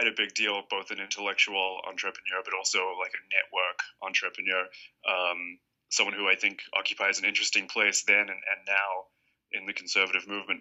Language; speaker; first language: English; native; English